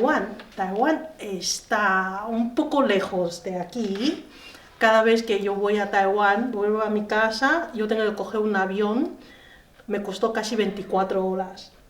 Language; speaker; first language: Spanish; non-native, learner; Chinese